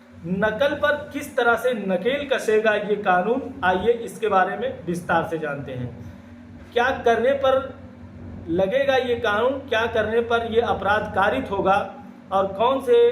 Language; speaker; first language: Hindi; native; Hindi